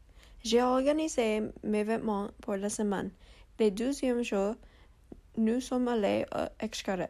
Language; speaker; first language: French; non-native, learner; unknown